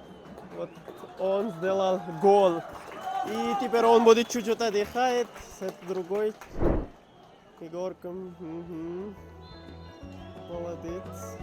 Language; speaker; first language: Russian; non-native, learner; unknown